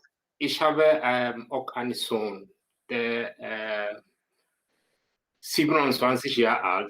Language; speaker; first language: German; non-native, learner; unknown